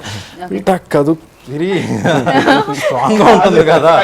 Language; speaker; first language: Telugu; native; Telugu